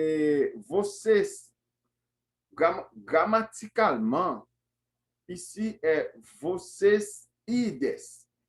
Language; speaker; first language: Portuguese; non-native, fluent; Haitian Creole